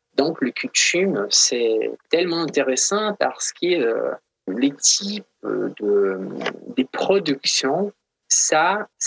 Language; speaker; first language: French; non-native, fluent; Portuguese